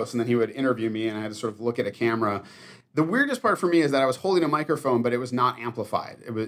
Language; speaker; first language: English; native; English